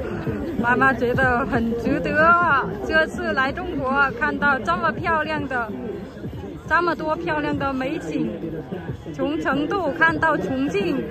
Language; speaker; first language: Chinese; non-native, fluent; Vietnamese